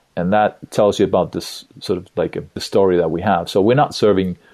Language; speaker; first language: English; non-native, fluent; Estonian